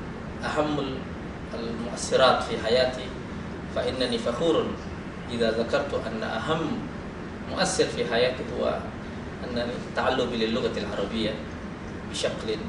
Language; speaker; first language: Arabic; non-native, fluent; Indonesian